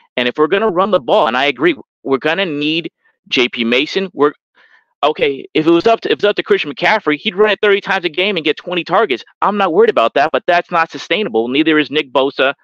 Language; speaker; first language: English; native; English